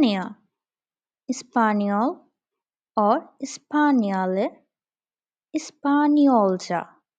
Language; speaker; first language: Turkish; non-native, fluent; Bangla